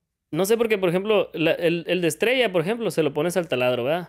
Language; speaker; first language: Spanish; early bilingual, heritage; Spanish